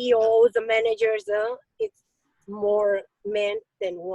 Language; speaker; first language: English; non-native, learner; Spanish